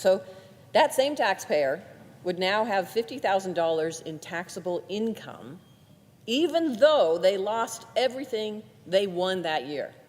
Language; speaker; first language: English; native; English